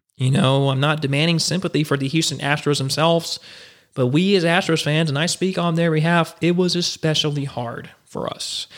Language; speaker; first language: English; native; English